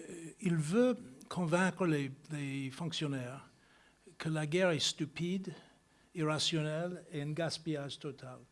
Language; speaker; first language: French; non-native, fluent; English